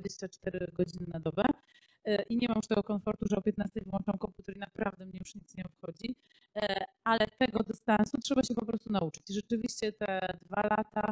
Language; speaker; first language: Polish; native; Polish